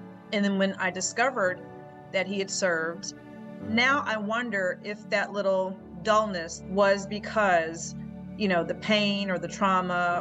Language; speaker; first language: English; native; English